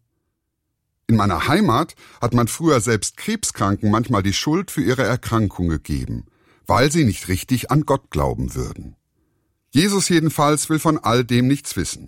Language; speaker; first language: German; native; German